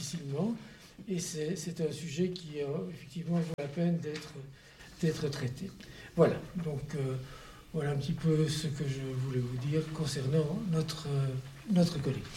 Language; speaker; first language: French; native; French